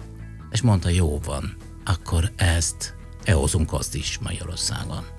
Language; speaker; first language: Hungarian; non-native, fluent; Italian